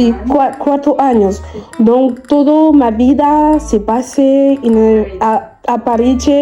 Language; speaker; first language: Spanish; non-native, learner; French